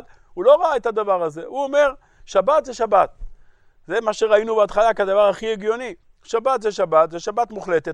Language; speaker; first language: Hebrew; native; Hebrew